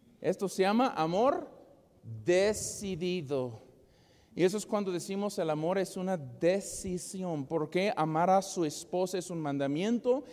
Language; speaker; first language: Spanish; non-native, fluent; English